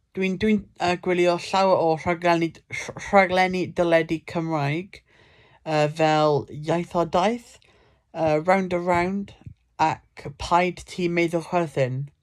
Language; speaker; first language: Welsh; non-native, local second language; English